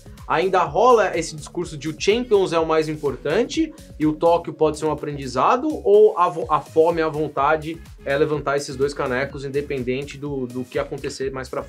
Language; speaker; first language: Portuguese; native; Portuguese